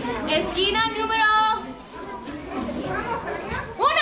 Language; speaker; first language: Spanish; non-native, fluent; English